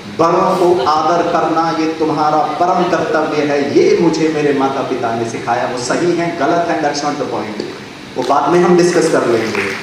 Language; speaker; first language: Hindi; non-native, local second language; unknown